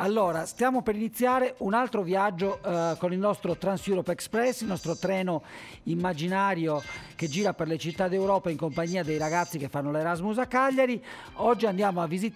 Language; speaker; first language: Italian; native; Italian